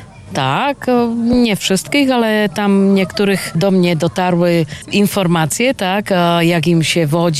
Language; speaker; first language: Polish; early bilingual, heritage; Polish